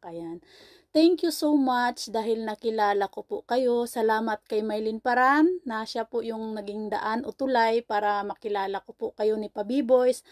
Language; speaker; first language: Filipino; non-native, local second language; Cebuano